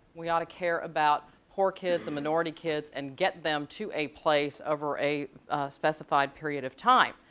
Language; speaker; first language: English; native; English